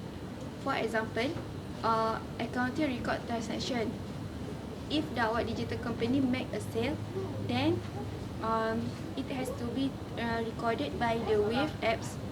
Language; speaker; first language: English; non-native, learner; Malay